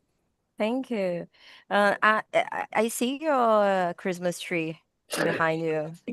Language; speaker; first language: English; non-native, learner; Portuguese